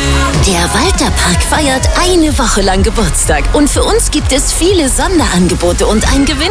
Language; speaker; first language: German; native; German